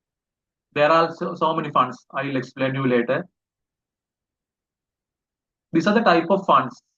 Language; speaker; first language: English; non-native, local second language; Sinhala